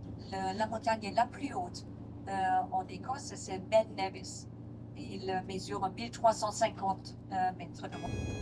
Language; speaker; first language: French; non-native, fluent; English